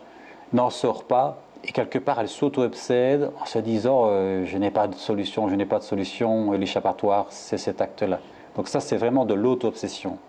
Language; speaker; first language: French; native; French